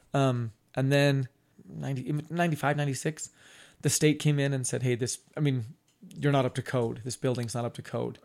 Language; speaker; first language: English; native; English